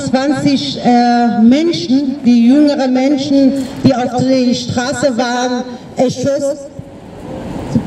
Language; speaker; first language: German; non-native, learner; Persian